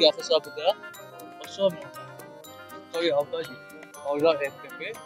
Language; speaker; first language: English; non-native, learner; Malay